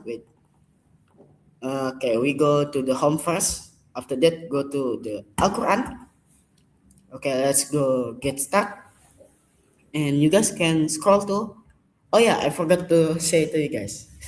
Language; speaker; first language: English; non-native, learner; Indonesian